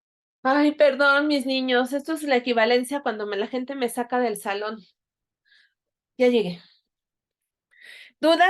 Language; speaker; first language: Spanish; native; Spanish